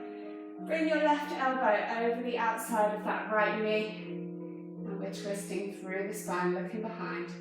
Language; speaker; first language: English; native; English